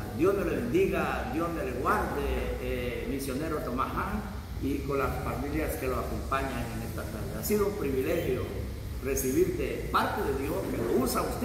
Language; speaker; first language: Spanish; native; Spanish